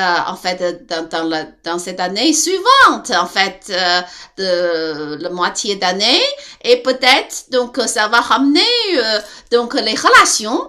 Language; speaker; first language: French; non-native, learner; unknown